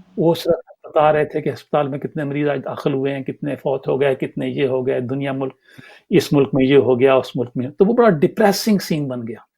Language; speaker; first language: Urdu; native; Urdu